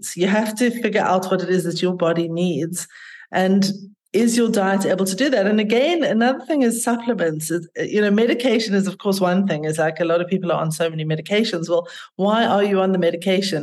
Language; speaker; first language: English; native; English